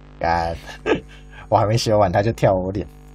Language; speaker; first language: Chinese; native; Chinese